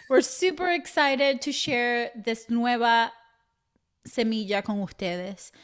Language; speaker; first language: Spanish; early bilingual, heritage; Spanish